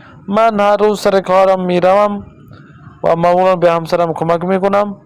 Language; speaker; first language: Persian; non-native, fluent; Urdu